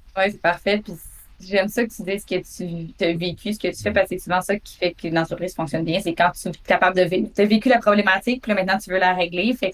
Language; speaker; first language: French; native; French